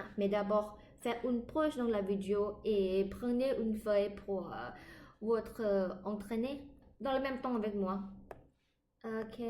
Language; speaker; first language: French; non-native, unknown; Thai